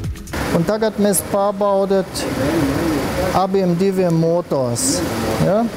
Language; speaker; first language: Latvian; non-native, learner; German